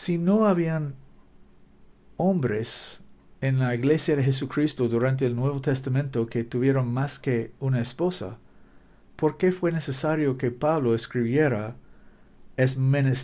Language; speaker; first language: Spanish; non-native, learner; English